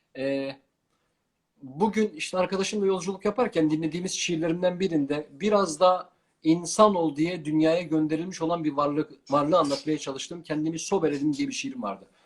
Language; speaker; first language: Turkish; non-native, local second language; Kurdish